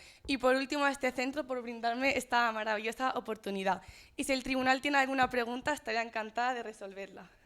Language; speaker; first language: Spanish; native; Spanish